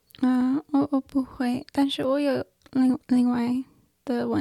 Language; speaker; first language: Chinese; non-native, learner; English